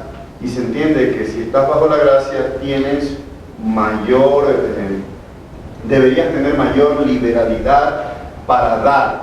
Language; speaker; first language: Spanish; native; Spanish